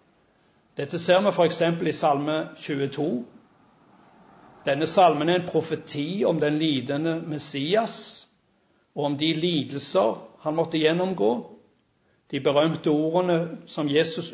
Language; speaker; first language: Norwegian; native; Norwegian